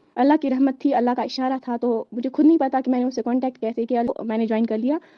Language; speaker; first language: Urdu; native; Urdu